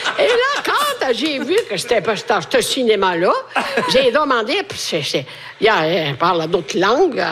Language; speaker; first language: French; non-native, fluent; Italian